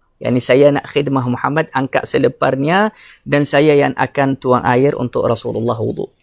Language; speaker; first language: Malay; non-native, fluent; Arabic